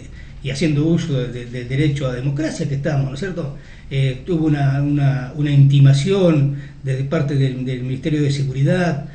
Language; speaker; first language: Spanish; native; Spanish